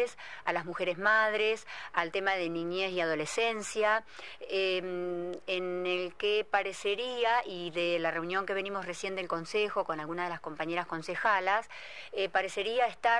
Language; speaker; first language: Spanish; native; Spanish